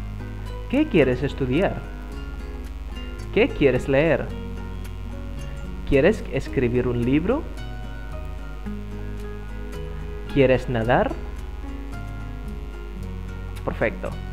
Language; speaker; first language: Spanish; non-native, fluent; Indonesian